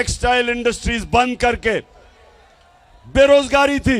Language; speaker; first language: Urdu; native; Urdu